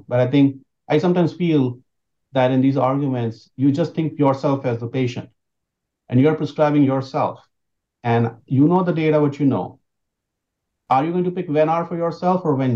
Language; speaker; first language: English; non-native, local second language; Hindi